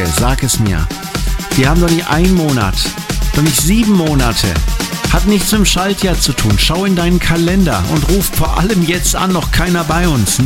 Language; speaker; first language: German; native; German